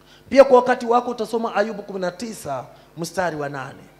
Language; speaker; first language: Swahili; non-native, fluent; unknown